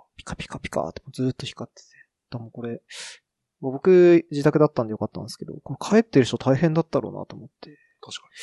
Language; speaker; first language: Japanese; native; Japanese